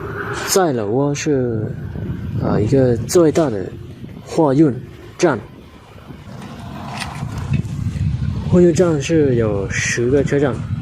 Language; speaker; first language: Chinese; non-native, fluent; Hmong